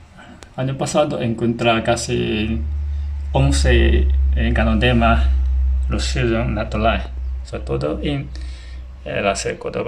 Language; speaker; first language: Spanish; non-native, learner; Chinese